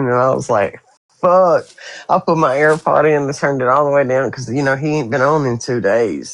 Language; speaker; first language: English; native; English